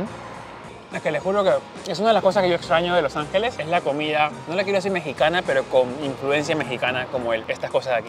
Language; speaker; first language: Spanish; native; Spanish